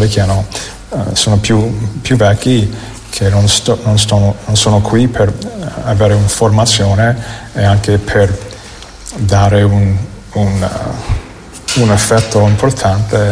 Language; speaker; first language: Italian; non-native, fluent; English